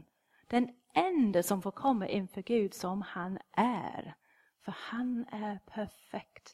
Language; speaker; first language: Swedish; non-native, fluent; English